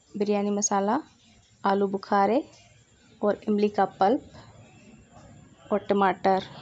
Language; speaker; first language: Urdu; non-native, local second language; Sindhi